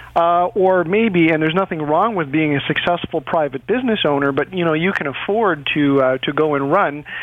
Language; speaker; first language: English; native; English